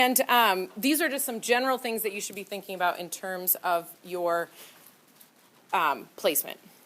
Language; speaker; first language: English; native; English